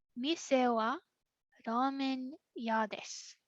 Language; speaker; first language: Japanese; non-native, fluent; English